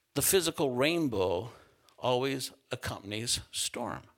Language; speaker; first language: English; native; English